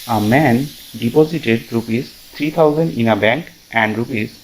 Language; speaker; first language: English; non-native, local second language; Bangla